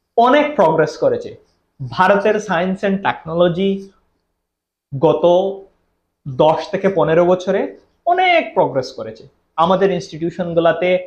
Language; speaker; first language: Bangla; native; Bangla